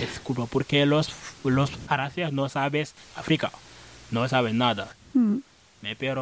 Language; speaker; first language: Spanish; non-native, learner; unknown